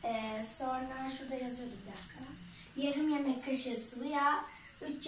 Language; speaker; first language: Turkish; native; Turkish